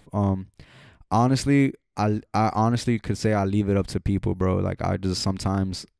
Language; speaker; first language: English; native; English